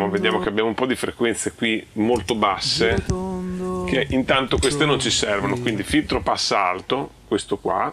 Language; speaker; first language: Italian; native; Italian